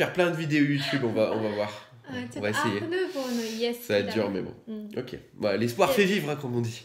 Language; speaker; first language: French; native; French